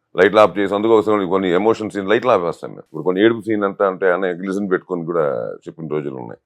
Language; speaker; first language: Telugu; native; Telugu